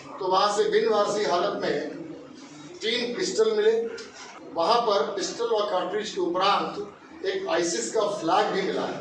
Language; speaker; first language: Hindi; non-native, local second language; Gujarati